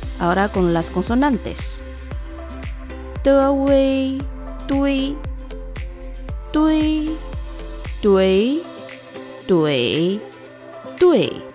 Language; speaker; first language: Spanish; non-native, fluent; Chinese